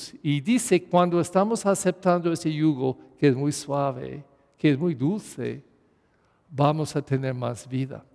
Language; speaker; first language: Spanish; non-native, fluent; English